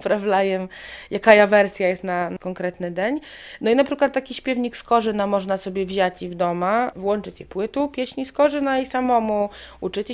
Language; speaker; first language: Polish; non-native, local second language; Ukrainian